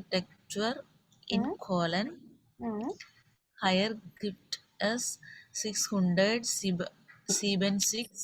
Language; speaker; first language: German; non-native, learner; Malayalam